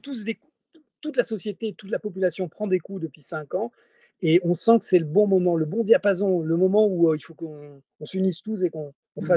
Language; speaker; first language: French; native; French